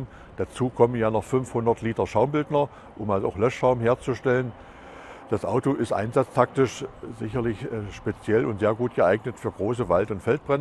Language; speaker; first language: German; native; German